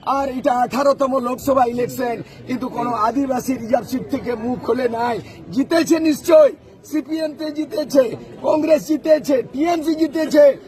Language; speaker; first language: Bangla; non-native, local second language; Santali